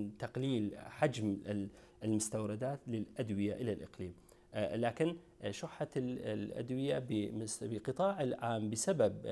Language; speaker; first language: Arabic; non-native, local second language; Kurdish